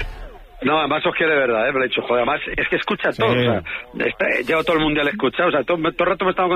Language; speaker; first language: Spanish; native; Spanish